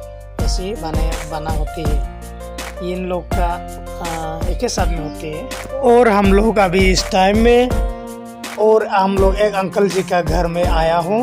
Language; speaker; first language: Hindi; non-native, local second language; Bodo